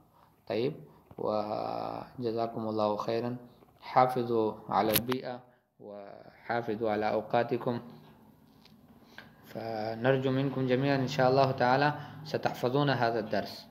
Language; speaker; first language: Arabic; non-native, fluent; Urdu